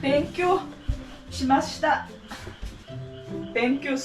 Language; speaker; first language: Japanese; non-native, learner; Korean